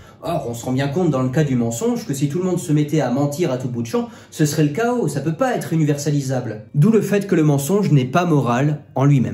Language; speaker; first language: French; native; French